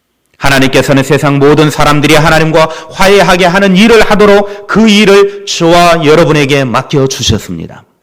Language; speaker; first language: Korean; native; Korean